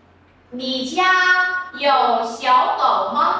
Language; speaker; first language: Chinese; non-native, fluent; Vietnamese